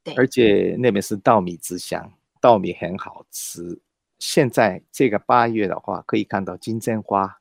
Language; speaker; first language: Chinese; non-native, fluent; Japanese